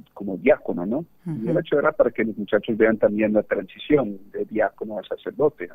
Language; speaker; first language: Spanish; early bilingual, heritage; Spanish